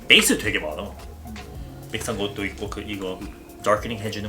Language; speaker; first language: Korean; early bilingual, heritage; Korean